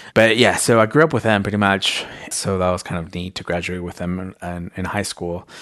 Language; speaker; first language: English; early bilingual, other home language; Spanish